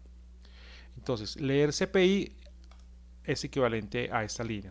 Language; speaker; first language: Spanish; native; Spanish